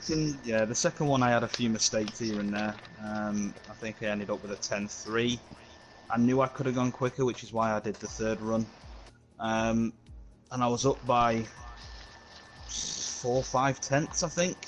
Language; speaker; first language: English; native; English